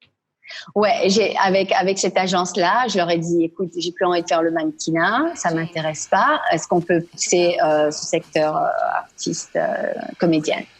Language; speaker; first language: French; non-native, fluent; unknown